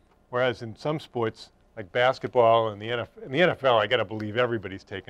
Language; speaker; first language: English; native; English